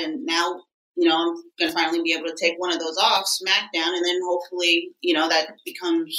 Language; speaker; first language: English; native; English